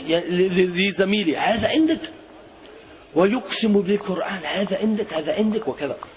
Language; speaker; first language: Arabic; non-native, fluent; German